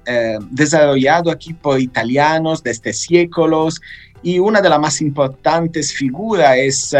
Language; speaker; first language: Spanish; non-native, fluent; Italian